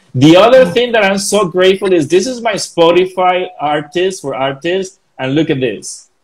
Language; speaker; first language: English; non-native, fluent; Spanish